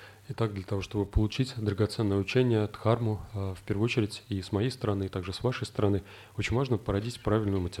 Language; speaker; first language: Russian; native; Russian